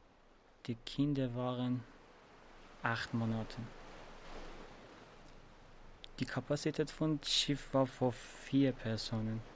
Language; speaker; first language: German; non-native, learner; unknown